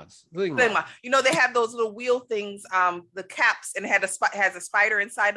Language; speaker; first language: English; native; English